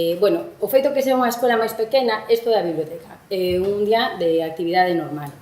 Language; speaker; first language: Galician; non-native, local second language; Spanish